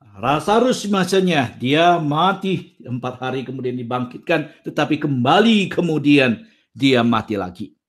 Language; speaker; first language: Indonesian; native; Indonesian